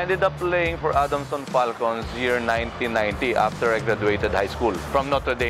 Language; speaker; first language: English; non-native, local second language; Filipino